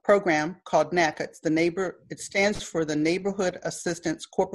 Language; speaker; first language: English; native; English